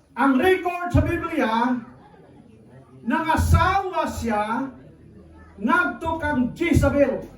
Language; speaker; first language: Cebuano; non-native, local second language; Hiligaynon